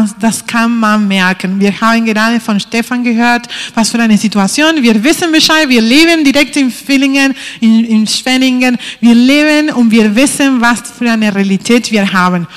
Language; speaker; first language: German; non-native, fluent; Spanish